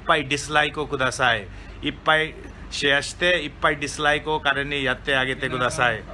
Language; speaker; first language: Japanese; non-native, fluent; Hindi